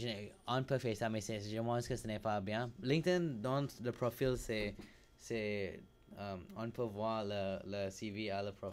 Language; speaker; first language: French; non-native, learner; English